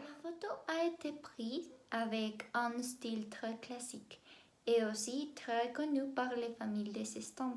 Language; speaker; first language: French; non-native, learner; Spanish